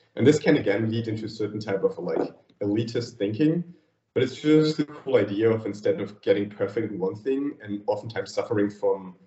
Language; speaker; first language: English; non-native, fluent; German